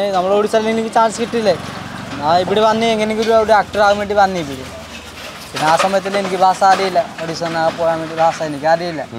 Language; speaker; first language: Malayalam; non-native, learner; Odia